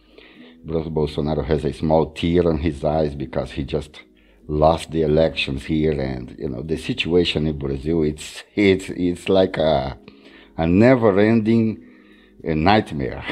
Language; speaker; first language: English; non-native, fluent; Portuguese